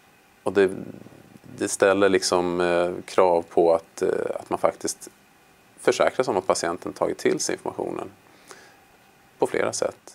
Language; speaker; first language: Swedish; native; Swedish